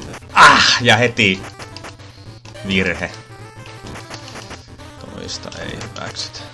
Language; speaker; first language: Finnish; native; Finnish